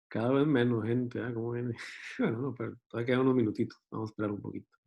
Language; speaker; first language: Spanish; native; Spanish